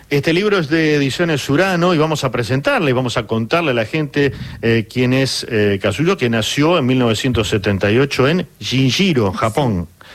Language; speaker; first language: Spanish; native; Spanish